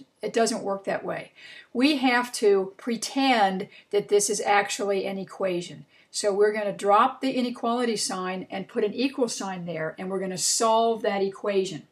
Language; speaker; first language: English; native; English